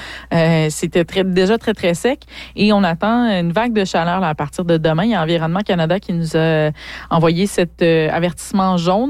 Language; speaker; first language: French; native; French